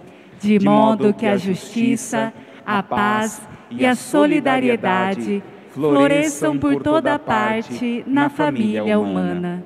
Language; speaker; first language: Portuguese; native; Portuguese